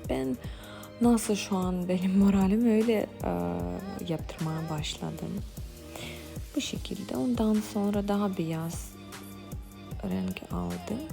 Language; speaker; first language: Turkish; non-native, fluent; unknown